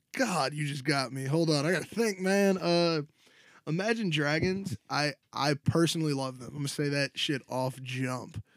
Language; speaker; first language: English; native; English